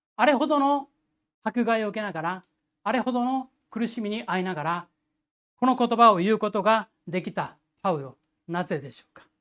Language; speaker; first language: Japanese; native; Japanese